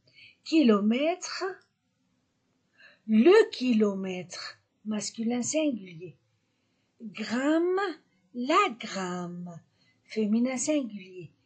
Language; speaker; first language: French; non-native, fluent; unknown